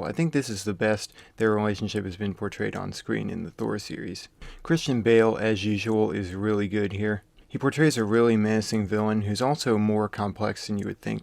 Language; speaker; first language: English; native; English